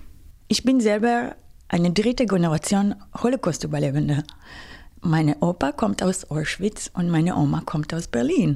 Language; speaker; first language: German; non-native, fluent; Hebrew